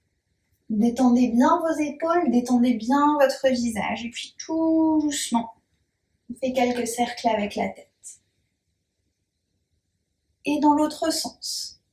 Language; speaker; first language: French; native; French